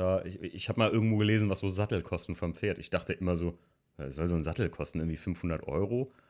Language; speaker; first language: German; native; German